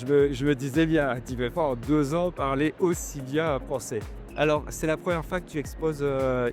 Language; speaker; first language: French; native; French